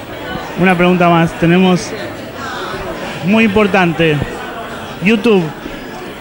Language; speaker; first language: Spanish; native; Spanish